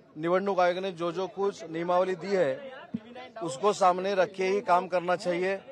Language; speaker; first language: Hindi; non-native, local second language; Marathi